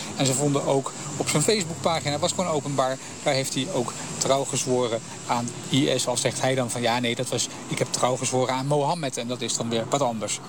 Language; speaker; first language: Dutch; native; Dutch